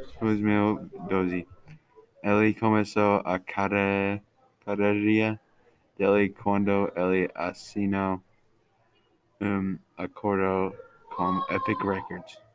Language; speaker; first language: Portuguese; non-native, learner; Spanish